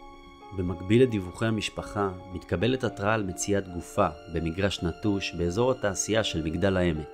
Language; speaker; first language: Hebrew; native; Hebrew